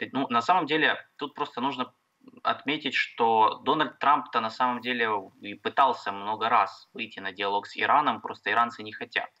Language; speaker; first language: Russian; native; Russian